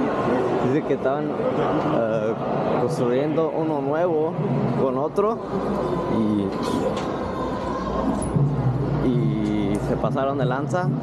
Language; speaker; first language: Spanish; early bilingual, heritage; Spanish